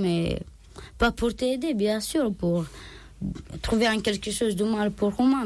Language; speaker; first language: French; non-native, learner; Romanian